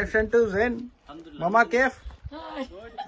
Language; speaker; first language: Arabic; non-native, learner; Hindi